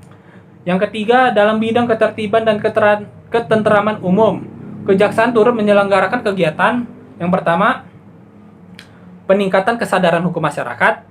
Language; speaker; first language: Indonesian; native; Indonesian